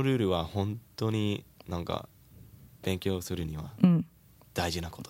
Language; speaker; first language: Japanese; non-native, learner; English